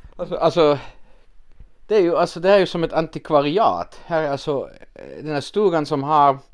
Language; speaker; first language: Swedish; non-native, fluent; German